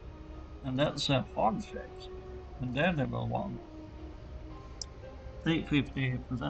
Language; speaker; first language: English; non-native, fluent; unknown